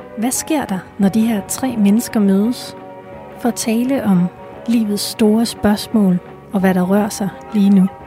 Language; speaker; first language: Danish; native; Danish